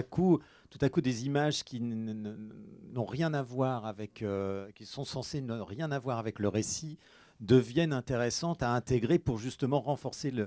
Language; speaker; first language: French; native; French